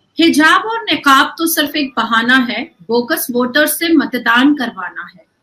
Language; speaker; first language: Hindi; native; Hindi